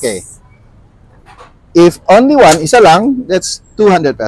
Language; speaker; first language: English; non-native, local second language; Cebuano